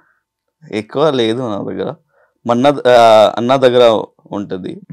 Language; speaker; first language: Telugu; non-native, learner; Hindi